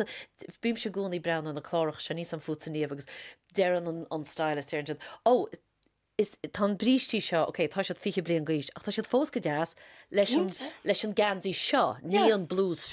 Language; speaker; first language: Irish; native; Irish